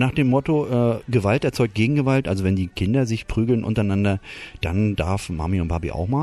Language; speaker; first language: German; native; German